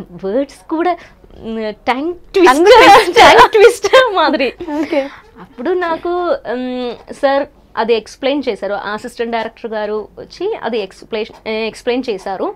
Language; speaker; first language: Telugu; non-native, learner; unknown